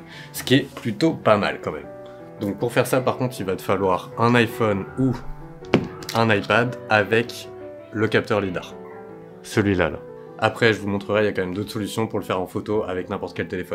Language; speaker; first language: French; native; French